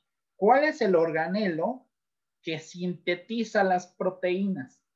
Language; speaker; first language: Spanish; native; Spanish